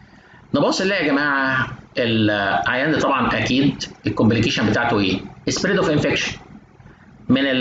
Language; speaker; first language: Arabic; native; Arabic